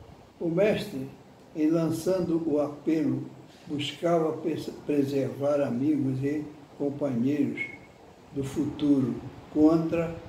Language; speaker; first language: Portuguese; native; Portuguese